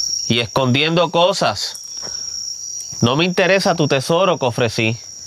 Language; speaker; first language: Spanish; early bilingual, heritage; Spanish